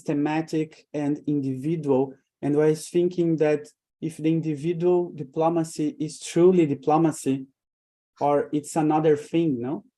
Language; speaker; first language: English; non-native, fluent; Portuguese